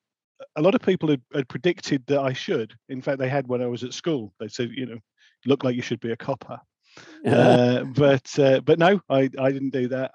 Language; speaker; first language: English; native; English